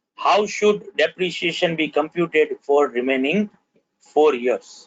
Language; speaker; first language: English; non-native, local second language; Gujarati